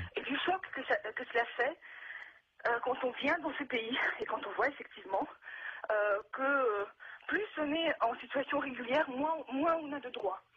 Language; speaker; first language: French; non-native, fluent; Russian